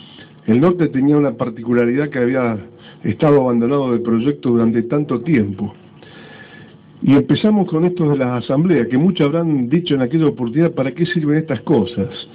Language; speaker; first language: Spanish; native; Spanish